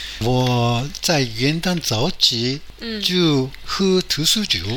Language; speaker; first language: Chinese; non-native, fluent; Japanese